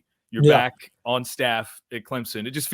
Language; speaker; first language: English; native; English